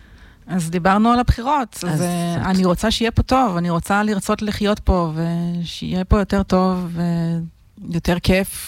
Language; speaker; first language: Hebrew; native; Hebrew